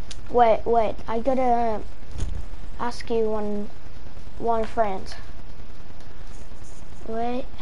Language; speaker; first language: English; non-native, learner; Portuguese